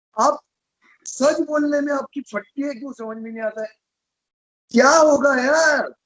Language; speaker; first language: Hindi; non-native, local second language; Marathi